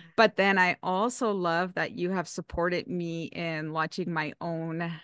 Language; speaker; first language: English; native; English